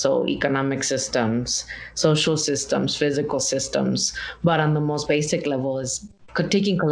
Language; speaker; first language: English; native; English